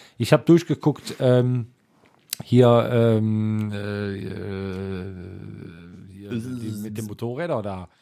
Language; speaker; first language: German; native; German